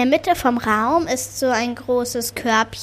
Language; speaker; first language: German; native; German